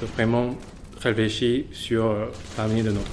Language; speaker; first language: French; non-native, fluent; Chinese